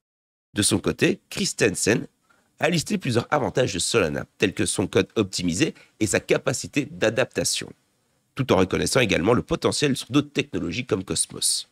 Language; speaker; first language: French; native; French